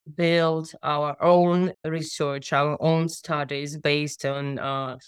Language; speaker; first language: English; non-native, fluent; Russian